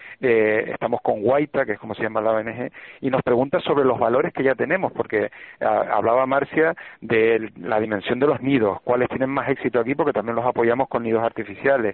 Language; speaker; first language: Spanish; native; Spanish